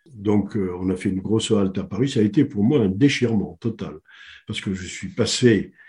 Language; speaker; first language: French; native; French